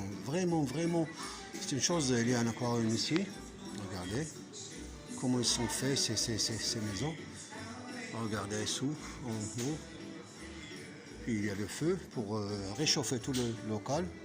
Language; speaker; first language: French; non-native, fluent; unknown